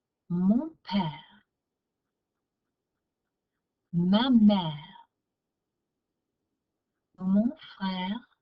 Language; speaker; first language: French; non-native, fluent; English